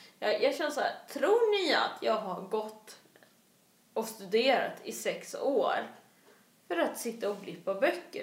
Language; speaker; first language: Swedish; early bilingual, other home language; Russian